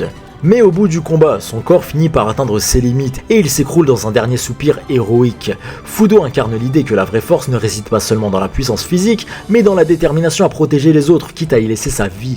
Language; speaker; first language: French; native; French